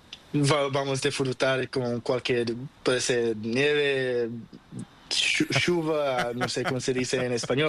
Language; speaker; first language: Spanish; non-native, learner; Portuguese